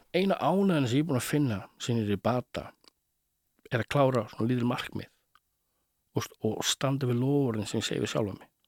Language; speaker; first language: Icelandic; early bilingual, heritage; Icelandic